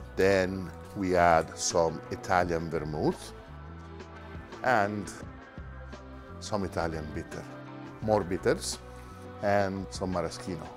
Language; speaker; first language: English; non-native, fluent; Italian